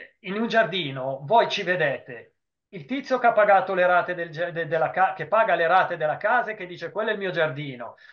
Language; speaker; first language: Italian; native; Italian